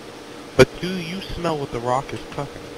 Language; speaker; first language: English; native; English